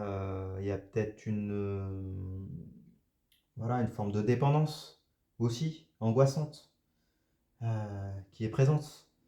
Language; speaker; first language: French; native; French